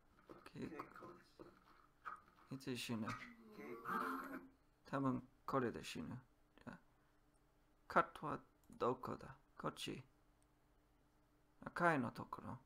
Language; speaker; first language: Japanese; non-native, learner; English